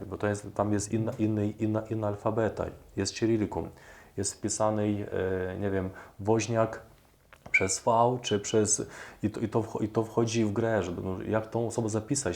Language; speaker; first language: Polish; non-native, fluent; Ukrainian